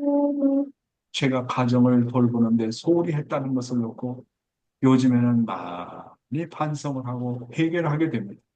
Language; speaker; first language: Korean; native; Korean